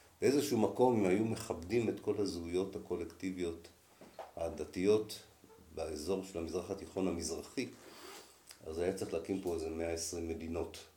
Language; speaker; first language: Hebrew; native; Hebrew